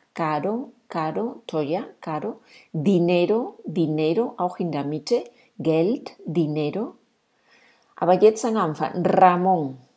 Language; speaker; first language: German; non-native, fluent; Spanish